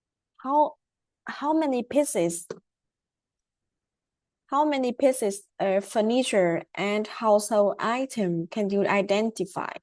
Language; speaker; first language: English; non-native, learner; Vietnamese